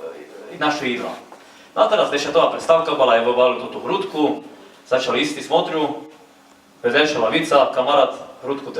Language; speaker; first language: Slovak; non-native, local second language; Rusyn